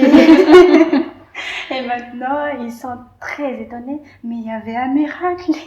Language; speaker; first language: French; non-native, local second language; Malagasy